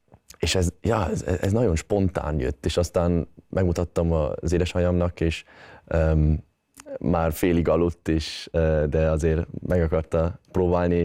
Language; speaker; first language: Hungarian; early bilingual, other home language; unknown